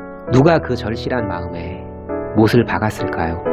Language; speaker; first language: Korean; native; Korean